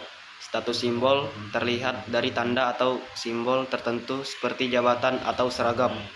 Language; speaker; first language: Indonesian; native; Indonesian